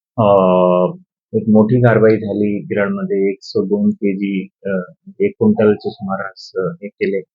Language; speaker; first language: Marathi; non-native, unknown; Urdu